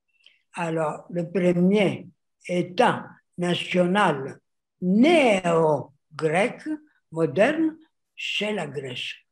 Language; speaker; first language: French; non-native, fluent; Greek